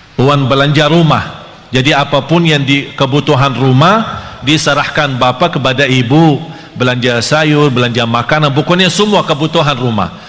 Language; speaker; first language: Malay; non-native, fluent; Arabic